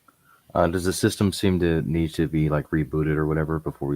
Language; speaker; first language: English; native; English